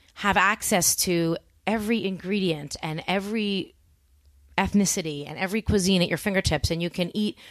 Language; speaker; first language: English; native; English